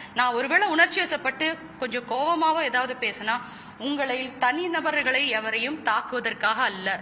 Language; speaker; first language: Tamil; native; Tamil